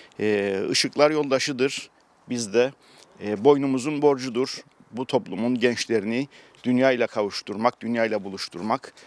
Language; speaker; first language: Turkish; native; Turkish